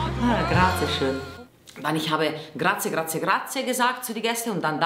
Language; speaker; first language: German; non-native, learner; Italian